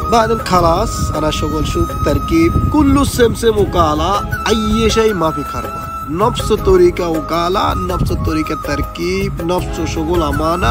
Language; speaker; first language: Arabic; non-native, learner; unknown